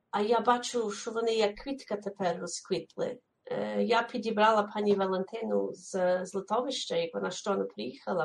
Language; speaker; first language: Ukrainian; early bilingual, heritage; Ukrainian